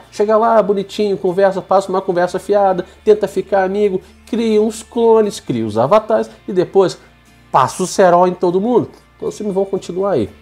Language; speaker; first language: Portuguese; native; Portuguese